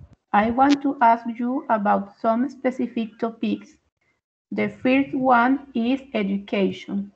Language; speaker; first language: English; non-native, learner; Spanish